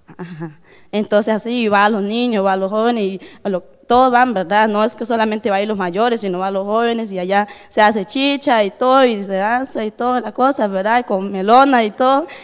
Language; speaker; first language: Spanish; non-native, local second language; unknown